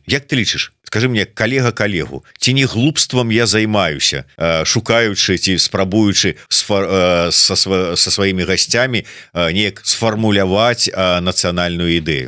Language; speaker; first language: Belarusian; native; Belarusian